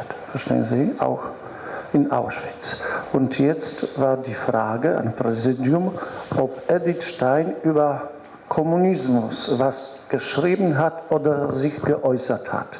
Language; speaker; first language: German; non-native, fluent; Polish